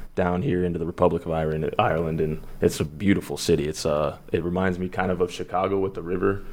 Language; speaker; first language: English; native; English